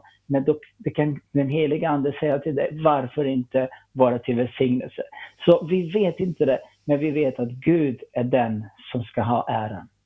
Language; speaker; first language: Swedish; non-native, fluent; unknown